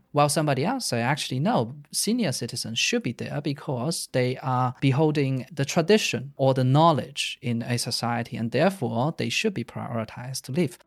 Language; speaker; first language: English; non-native, fluent; Chinese